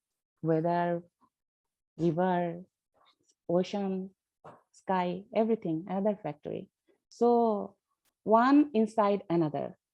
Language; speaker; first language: English; non-native, learner; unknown